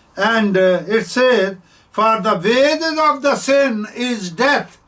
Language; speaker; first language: English; non-native, local second language; Punjabi